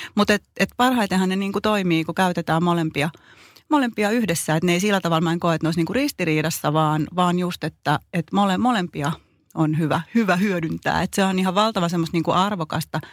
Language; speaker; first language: Finnish; native; Finnish